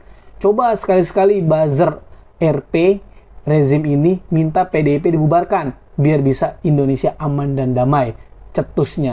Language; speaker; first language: Indonesian; native; Indonesian